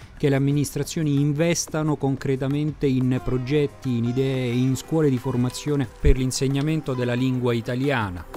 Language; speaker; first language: Italian; native; Italian